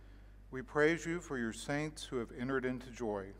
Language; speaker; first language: English; native; English